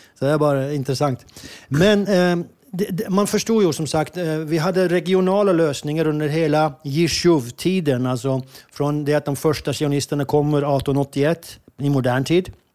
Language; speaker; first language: Swedish; non-native, fluent; Hebrew